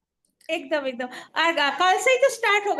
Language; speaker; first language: Hindi; non-native, local second language; Bangla